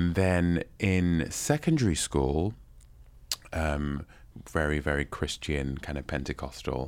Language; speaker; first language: English; non-native, local second language; Yoruba